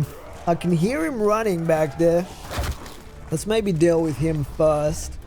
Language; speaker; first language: English; native; English